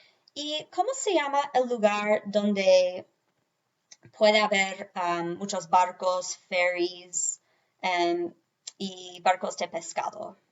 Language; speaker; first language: Spanish; non-native, fluent; English